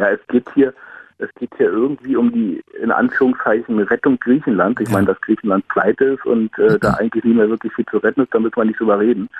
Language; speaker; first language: German; native; German